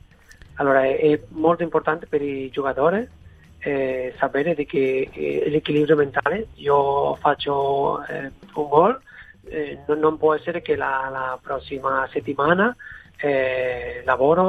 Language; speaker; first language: Italian; non-native, fluent; Spanish